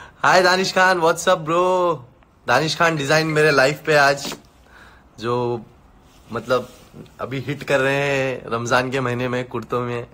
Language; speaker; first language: Hindi; native; Hindi